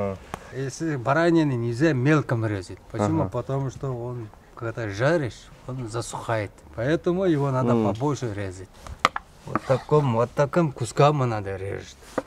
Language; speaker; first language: Russian; non-native, local second language; Uyghur